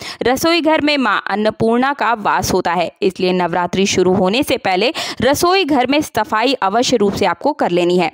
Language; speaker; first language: Hindi; native; Hindi